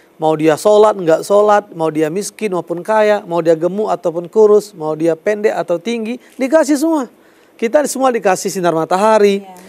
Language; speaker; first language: Indonesian; native; Indonesian